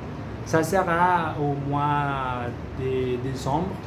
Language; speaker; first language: French; non-native, learner; Spanish